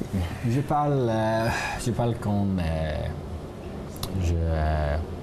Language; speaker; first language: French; non-native, learner; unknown